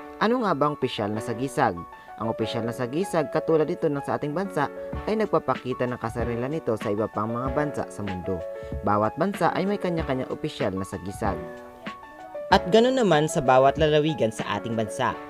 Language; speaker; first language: Filipino; non-native, local second language; Bikol